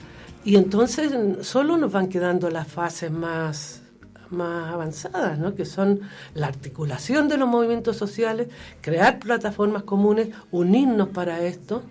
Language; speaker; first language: Spanish; native; Spanish